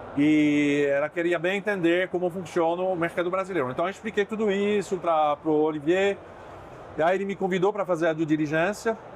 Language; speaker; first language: Portuguese; non-native, fluent; French